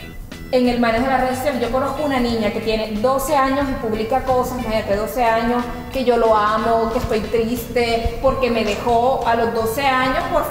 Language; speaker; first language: Spanish; native; Spanish